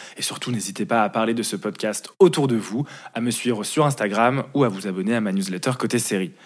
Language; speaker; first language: French; native; French